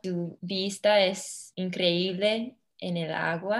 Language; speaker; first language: Spanish; early bilingual, heritage; English